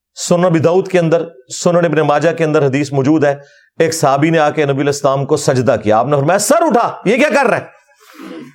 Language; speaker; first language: Urdu; non-native, local second language; Punjabi